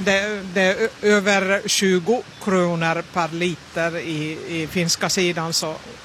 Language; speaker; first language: Swedish; non-native, fluent; Finnish